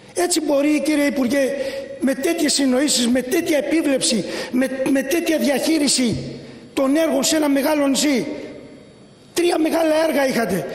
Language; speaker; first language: Greek; native; Greek